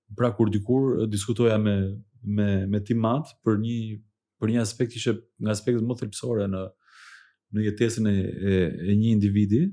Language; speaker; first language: Albanian; early bilingual, heritage; Albanian